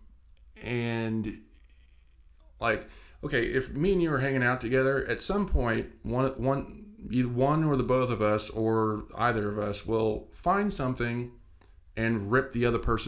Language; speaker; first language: English; native; English